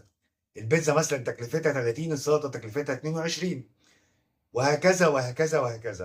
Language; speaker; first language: Arabic; native; Arabic